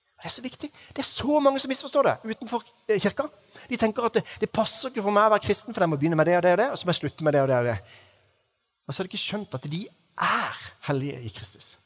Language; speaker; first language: Norwegian; native; Norwegian